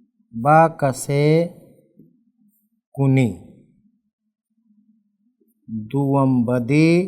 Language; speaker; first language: Persian; non-native, fluent; Urdu